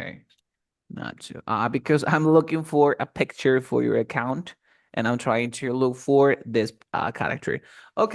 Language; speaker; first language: English; non-native, fluent; Spanish